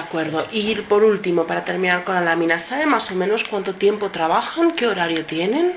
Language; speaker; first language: Spanish; native; Spanish